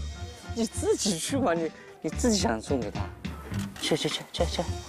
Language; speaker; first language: Chinese; native; Chinese